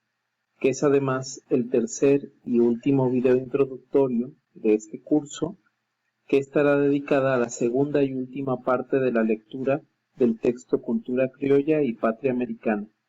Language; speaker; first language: Spanish; native; Spanish